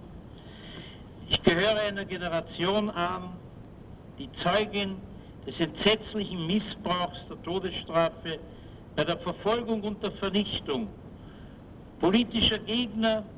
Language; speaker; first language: German; native; German